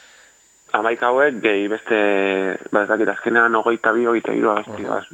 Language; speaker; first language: Basque; native; Basque